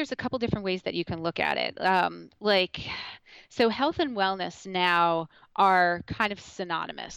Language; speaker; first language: English; native; English